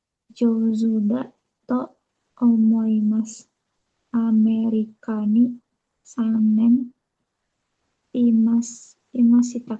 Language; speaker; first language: Japanese; non-native, learner; Indonesian